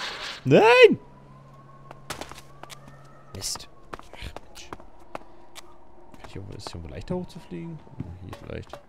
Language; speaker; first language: German; native; German